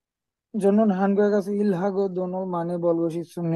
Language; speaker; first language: Korean; non-native, learner; Bangla